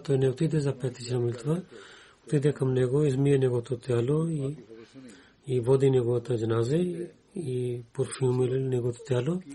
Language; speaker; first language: Bulgarian; non-native, learner; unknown